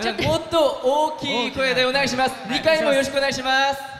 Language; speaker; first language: Japanese; non-native, learner; Korean